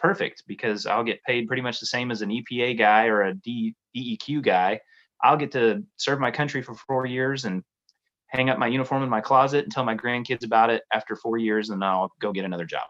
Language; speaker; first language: English; native; English